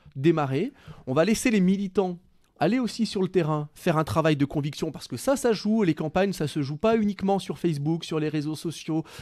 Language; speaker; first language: French; native; French